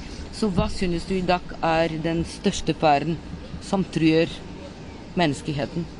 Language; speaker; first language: Norwegian; non-native, fluent; Bulgarian